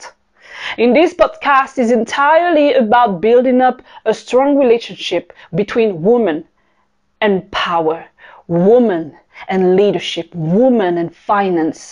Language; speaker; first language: English; non-native, fluent; French